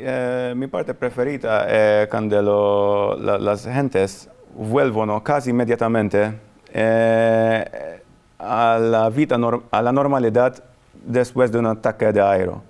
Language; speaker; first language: Spanish; non-native, fluent; Maltese